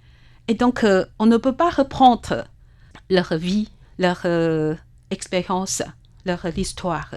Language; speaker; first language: French; non-native, fluent; Chinese